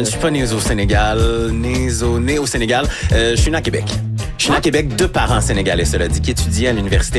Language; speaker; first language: French; native; French